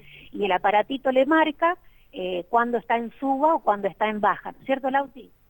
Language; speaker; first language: Spanish; native; Spanish